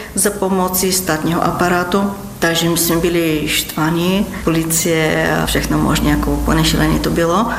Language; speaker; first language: Czech; non-native, fluent; Bulgarian